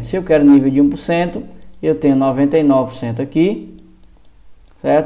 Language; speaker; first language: Portuguese; native; Portuguese